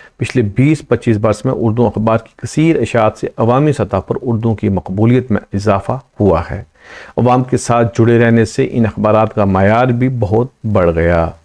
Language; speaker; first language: Urdu; non-native, local second language; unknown